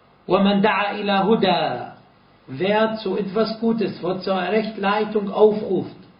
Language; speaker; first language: German; non-native, fluent; Arabic